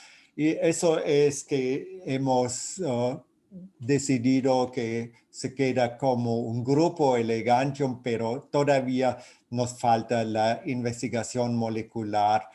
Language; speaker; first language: Spanish; non-native, fluent; German